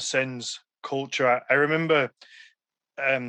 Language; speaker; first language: English; native; English